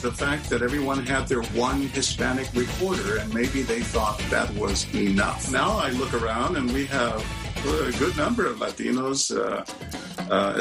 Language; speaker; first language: English; early bilingual, other home language; Spanish